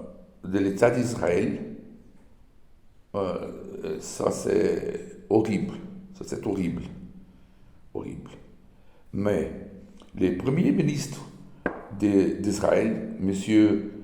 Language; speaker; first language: French; non-native, learner; Portuguese